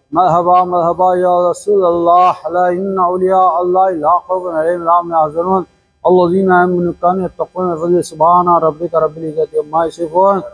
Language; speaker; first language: Urdu; native; Urdu